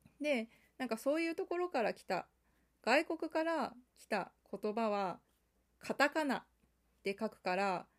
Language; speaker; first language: Japanese; non-native, fluent; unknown